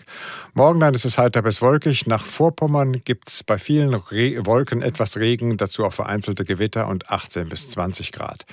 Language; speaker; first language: German; native; German